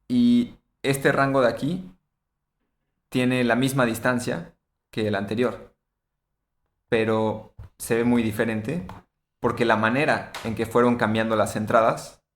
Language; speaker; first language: Spanish; native; Spanish